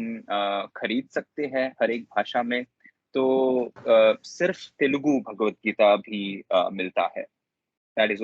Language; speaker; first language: Hindi; non-native, local second language; Telugu